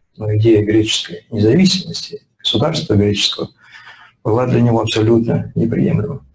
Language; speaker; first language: Russian; native; Russian